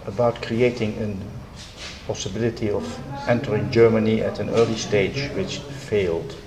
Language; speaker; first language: English; non-native, fluent; Dutch